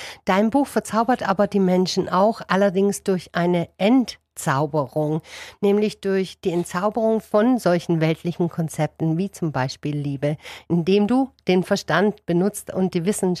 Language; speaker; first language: German; native; German